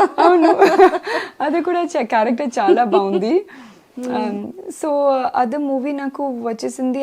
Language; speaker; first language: Telugu; non-native, learner; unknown